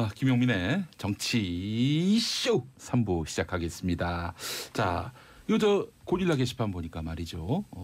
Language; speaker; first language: Korean; native; Korean